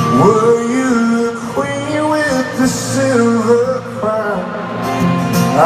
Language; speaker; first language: English; native; English